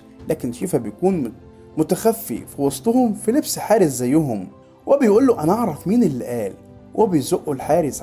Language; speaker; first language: Arabic; native; Arabic